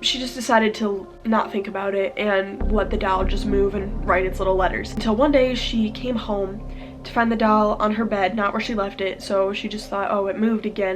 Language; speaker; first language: English; native; English